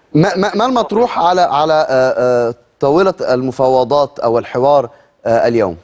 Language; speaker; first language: Arabic; native; Arabic